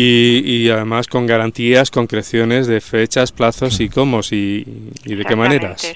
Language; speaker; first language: Spanish; native; Spanish